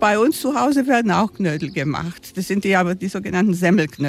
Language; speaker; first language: German; non-native, fluent; Romanian